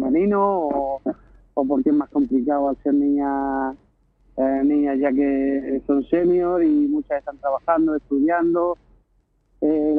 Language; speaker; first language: Spanish; native; Spanish